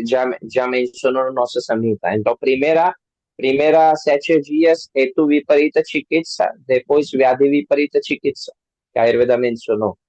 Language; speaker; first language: Portuguese; non-native, learner; Hindi